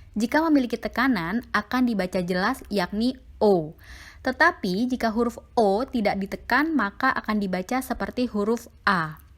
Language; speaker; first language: Indonesian; native; Indonesian